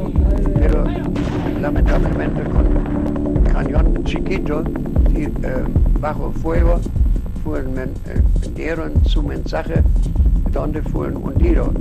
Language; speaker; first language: Spanish; non-native, fluent; German